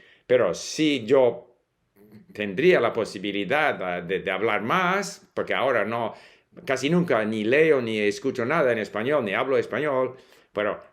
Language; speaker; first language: Spanish; non-native, fluent; English